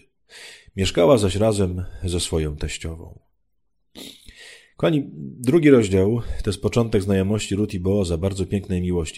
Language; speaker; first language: Polish; native; Polish